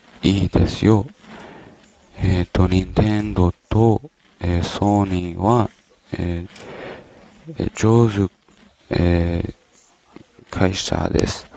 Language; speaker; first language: Japanese; non-native, learner; English